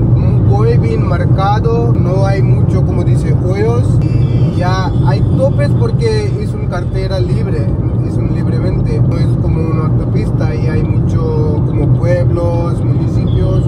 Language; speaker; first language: Spanish; non-native, learner; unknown